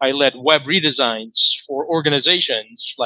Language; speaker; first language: English; non-native, local second language; Filipino